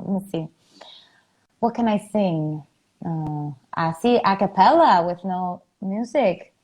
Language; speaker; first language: English; non-native, fluent; Spanish